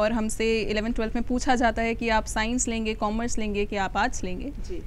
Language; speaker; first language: Hindi; native; Hindi